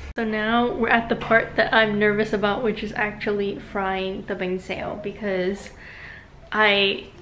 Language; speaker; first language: English; native; English